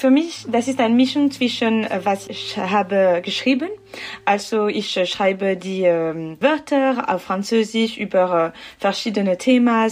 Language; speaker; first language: German; non-native, learner; French